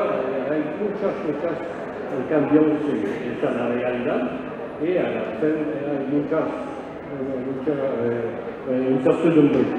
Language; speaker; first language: Spanish; non-native, learner; French